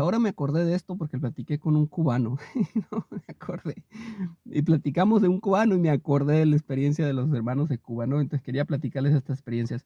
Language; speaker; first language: Spanish; native; Spanish